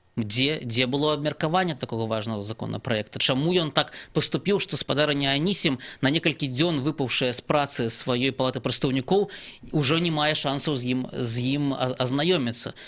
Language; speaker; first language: Belarusian; native; Belarusian